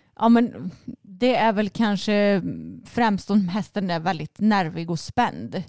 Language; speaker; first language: Swedish; native; Swedish